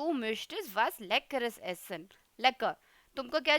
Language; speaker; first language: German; non-native, fluent; Hindi